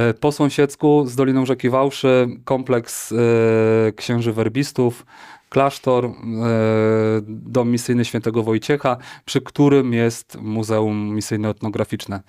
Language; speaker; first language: Polish; native; Polish